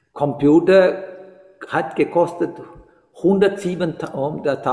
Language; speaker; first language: German; non-native, fluent; Sinhala